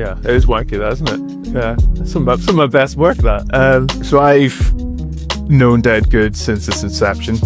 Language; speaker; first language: English; native; English